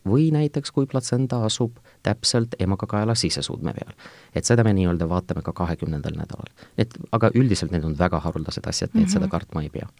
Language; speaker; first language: Estonian; non-native, local second language; Russian